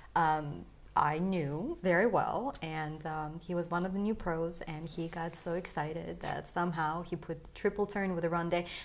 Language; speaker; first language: English; early bilingual, other home language; Russian